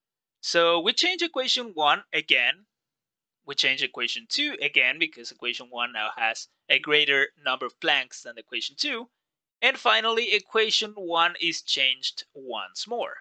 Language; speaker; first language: English; non-native, fluent; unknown